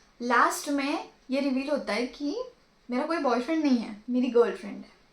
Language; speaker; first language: Hindi; non-native, local second language; Marathi